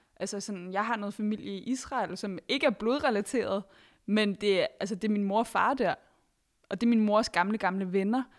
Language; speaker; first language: Danish; native; Danish